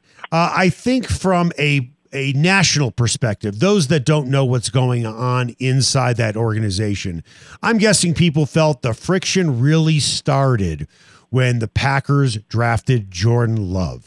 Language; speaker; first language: English; native; English